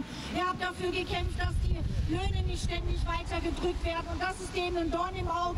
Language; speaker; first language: German; native; German